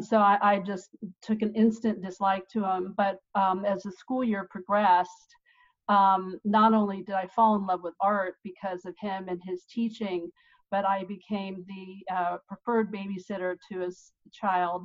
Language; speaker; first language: English; native; English